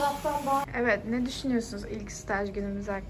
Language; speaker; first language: Turkish; native; Turkish